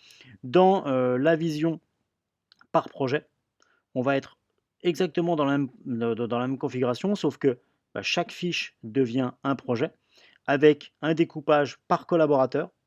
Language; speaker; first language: French; native; French